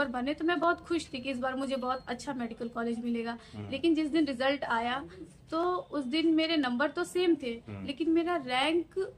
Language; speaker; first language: Hindi; native; Hindi